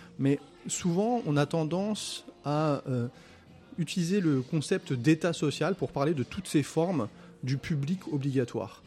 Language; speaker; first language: French; native; French